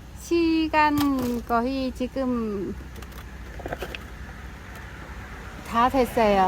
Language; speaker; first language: Korean; non-native, learner; Vietnamese